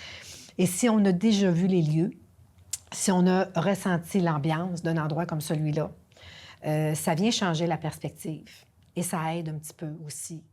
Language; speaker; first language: French; native; French